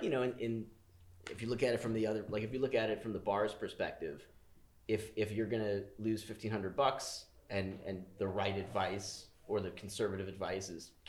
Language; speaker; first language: English; native; English